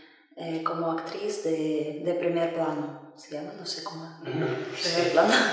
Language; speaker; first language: Spanish; non-native, learner; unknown